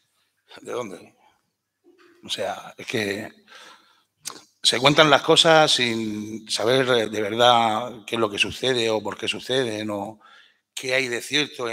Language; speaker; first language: Spanish; native; Spanish